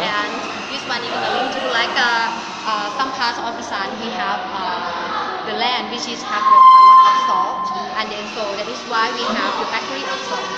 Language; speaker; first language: English; non-native, learner; Thai